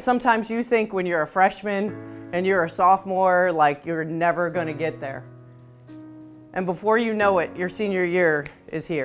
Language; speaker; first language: English; native; English